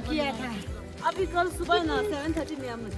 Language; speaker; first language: Hindi; non-native, learner; Tibetan